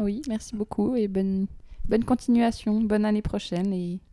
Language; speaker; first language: French; native; French